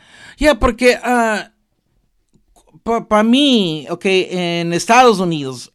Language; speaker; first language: Spanish; early bilingual, heritage; Spanish